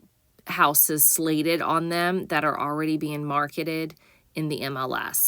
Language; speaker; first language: English; native; English